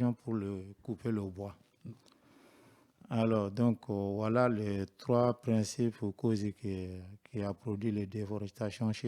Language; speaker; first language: French; non-native, learner; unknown